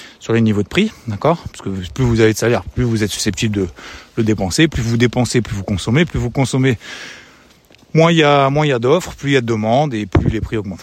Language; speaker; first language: French; native; French